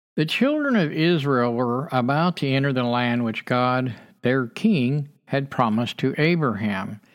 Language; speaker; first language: English; native; English